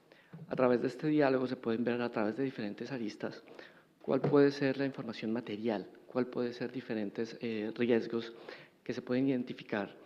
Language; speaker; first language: Spanish; native; Spanish